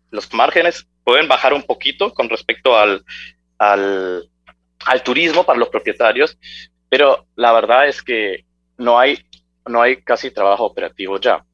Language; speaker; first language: Spanish; early bilingual, heritage; Spanish